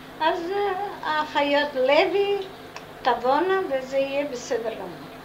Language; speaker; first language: Hebrew; non-native, fluent; Italian